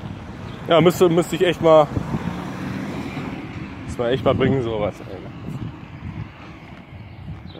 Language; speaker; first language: German; native; German